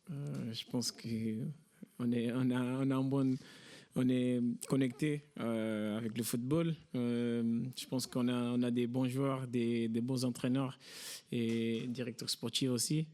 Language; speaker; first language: French; non-native, fluent; Portuguese